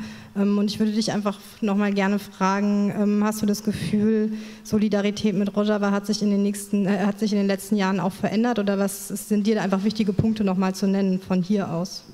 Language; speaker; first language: German; native; German